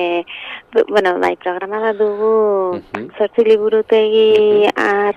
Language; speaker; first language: Basque; non-native, local second language; Spanish